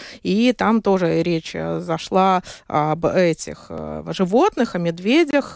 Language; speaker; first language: Russian; native; Russian